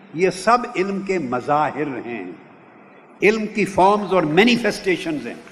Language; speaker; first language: Urdu; non-native, local second language; Punjabi